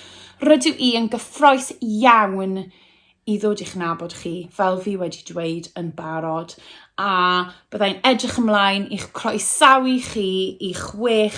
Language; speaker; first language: Welsh; native; Welsh